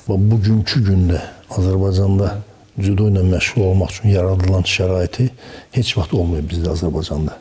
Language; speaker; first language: Azerbaijani; native; Azerbaijani